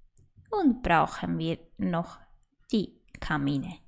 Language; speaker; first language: German; non-native, fluent; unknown